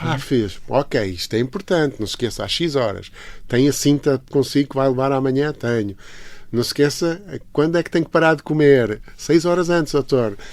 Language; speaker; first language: Portuguese; early bilingual, heritage; Portuguese